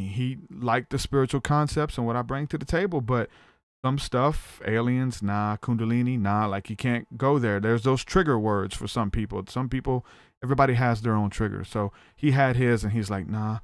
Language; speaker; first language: English; native; English